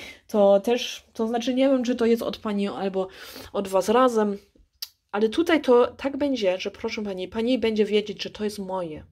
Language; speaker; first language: Polish; early bilingual, heritage; Polish